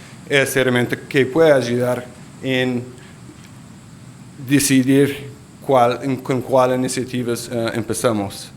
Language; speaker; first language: Spanish; non-native, local second language; English